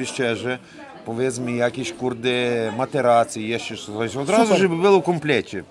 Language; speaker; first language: Polish; non-native, learner; Ukrainian